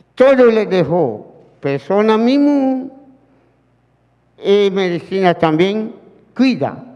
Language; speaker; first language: Spanish; non-native, learner; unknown